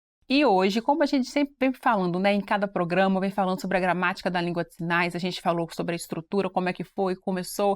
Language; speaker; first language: Portuguese; native; Portuguese